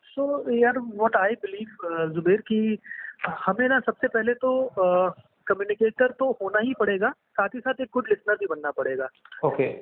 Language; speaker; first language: Hindi; native; Hindi